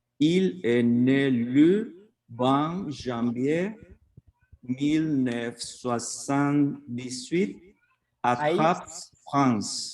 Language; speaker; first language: French; non-native, learner; Spanish